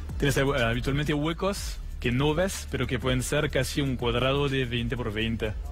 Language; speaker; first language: Spanish; non-native, fluent; French